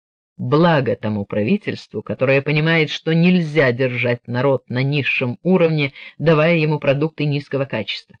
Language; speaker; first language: Russian; native; Russian